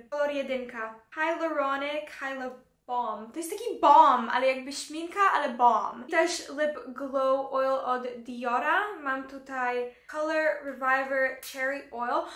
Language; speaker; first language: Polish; early bilingual, heritage; Polish